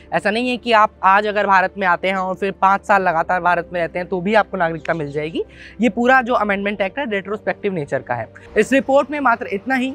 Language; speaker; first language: Hindi; native; Hindi